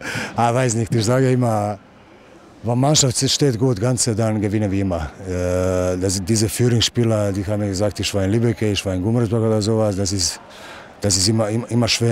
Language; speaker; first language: German; non-native, learner; Croatian